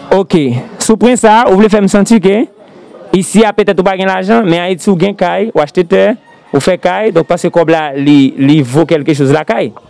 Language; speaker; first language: Haitian Creole; native; Haitian Creole